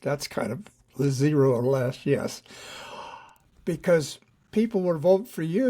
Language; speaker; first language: English; native; English